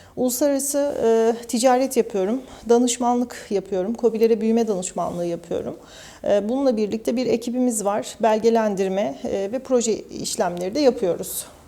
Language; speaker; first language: Turkish; native; Turkish